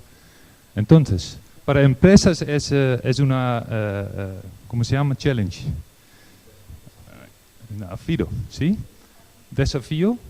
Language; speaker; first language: Spanish; non-native, learner; Dutch